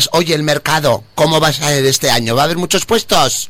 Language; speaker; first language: Spanish; native; Spanish